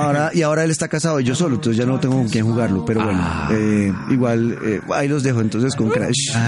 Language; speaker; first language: Spanish; native; Spanish